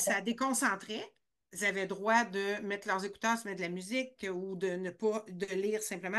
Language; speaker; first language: French; native; French